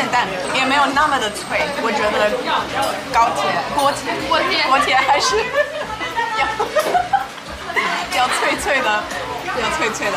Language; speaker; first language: Chinese; non-native, fluent; English